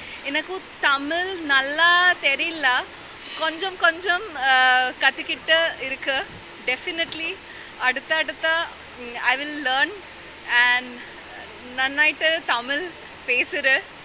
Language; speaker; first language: Tamil; non-native, learner; Malayalam